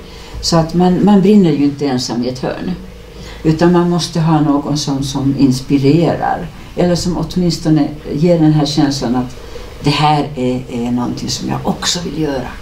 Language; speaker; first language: Swedish; native; Swedish